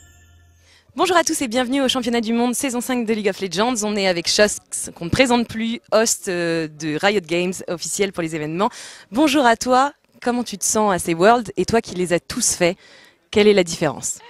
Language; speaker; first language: French; native; French